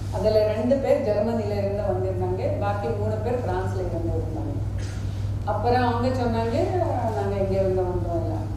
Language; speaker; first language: Tamil; non-native, fluent; Marathi